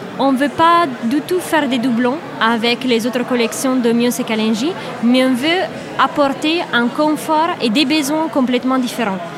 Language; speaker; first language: French; non-native, fluent; Italian